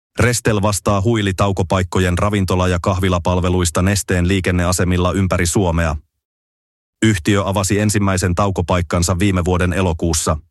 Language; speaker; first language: Finnish; native; Finnish